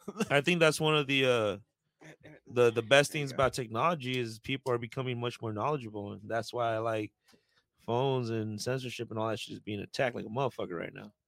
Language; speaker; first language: English; early bilingual, other home language; Spanish